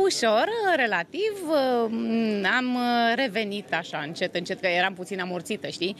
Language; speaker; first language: Romanian; native; Romanian